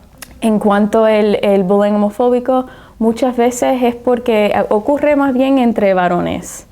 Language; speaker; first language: Spanish; early bilingual, heritage; Spanish